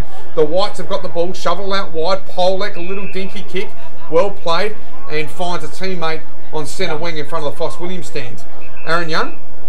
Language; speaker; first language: English; native; English